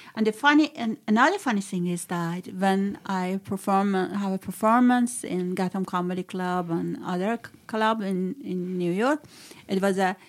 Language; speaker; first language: English; non-native, fluent; Swedish